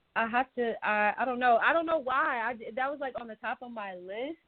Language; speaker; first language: English; native; English